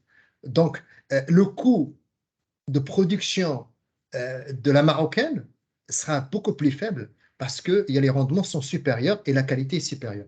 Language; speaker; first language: French; non-native, local second language; Arabic